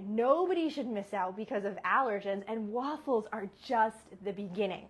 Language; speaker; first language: English; native; English